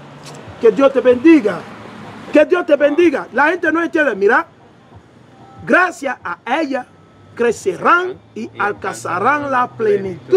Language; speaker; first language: Spanish; non-native, learner; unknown